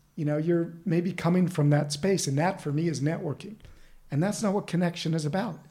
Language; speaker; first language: English; native; English